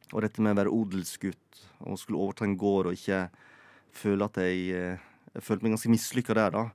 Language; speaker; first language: Norwegian; native; Norwegian